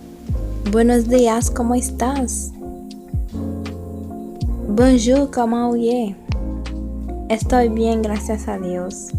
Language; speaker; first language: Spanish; non-native, learner; Haitian Creole